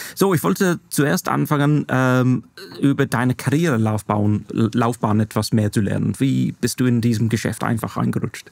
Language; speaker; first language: German; non-native, fluent; English